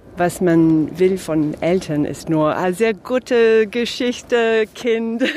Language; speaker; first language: German; non-native, fluent; English